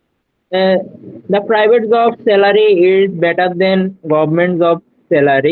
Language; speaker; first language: English; non-native, learner; Bangla